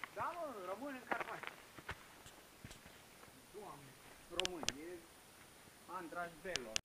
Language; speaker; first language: Romanian; native; Romanian